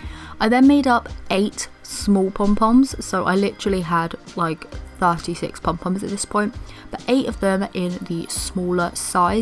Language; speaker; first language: English; native; English